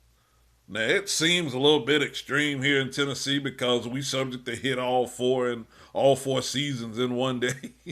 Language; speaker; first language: English; native; English